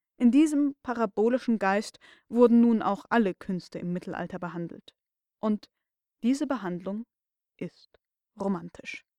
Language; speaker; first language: German; native; German